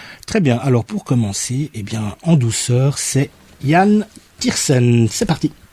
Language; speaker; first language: French; native; French